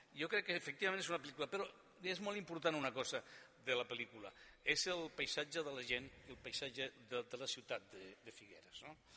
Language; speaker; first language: Catalan; non-native, learner; Spanish